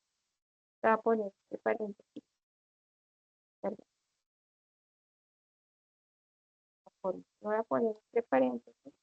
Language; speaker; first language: Spanish; native; Spanish